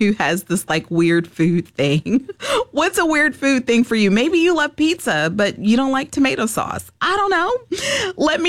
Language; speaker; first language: English; native; English